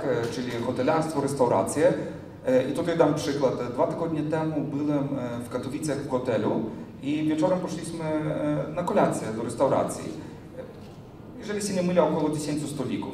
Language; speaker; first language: Polish; non-native, fluent; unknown